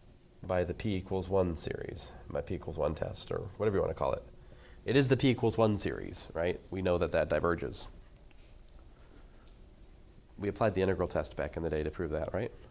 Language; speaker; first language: English; native; English